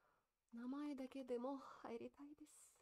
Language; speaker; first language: Japanese; non-native, learner; Russian